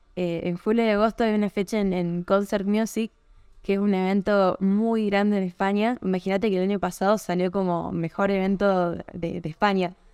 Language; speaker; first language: Spanish; native; Spanish